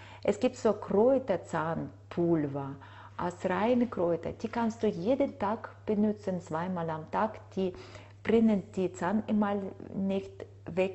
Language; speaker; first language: German; non-native, fluent; Russian